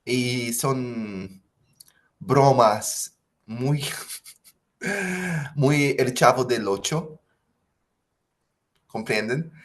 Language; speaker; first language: Spanish; non-native, fluent; Portuguese